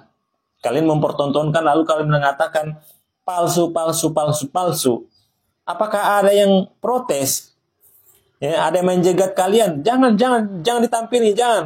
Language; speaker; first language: Indonesian; native; Indonesian